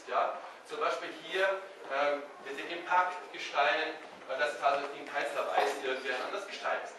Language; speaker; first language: German; native; German